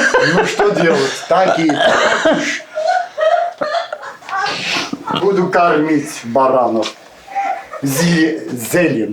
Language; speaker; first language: Russian; non-native, fluent; Armenian